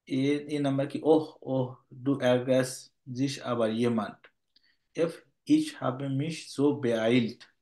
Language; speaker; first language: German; non-native, fluent; Bangla